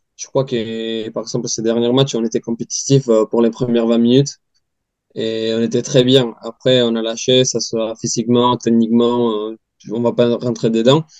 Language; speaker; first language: French; non-native, fluent; Spanish